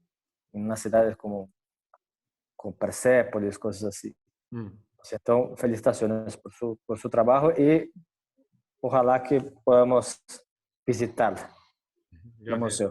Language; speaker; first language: Spanish; non-native, fluent; Portuguese